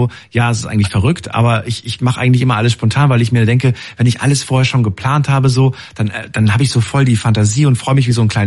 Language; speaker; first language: German; native; German